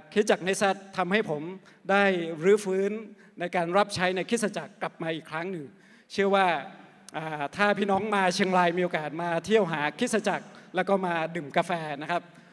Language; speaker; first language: Thai; non-native, local second language; Akha